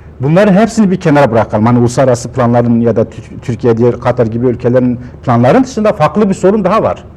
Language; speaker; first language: Turkish; non-native, local second language; Kurdish